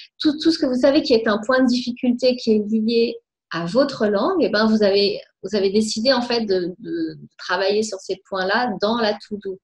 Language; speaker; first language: French; native; French